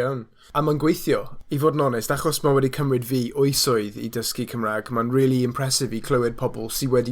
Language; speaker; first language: Welsh; non-native, learner; English